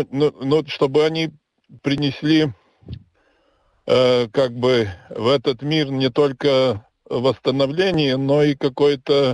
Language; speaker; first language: Russian; non-native, local second language; Latvian